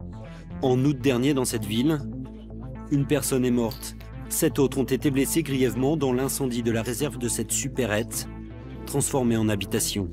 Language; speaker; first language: French; native; French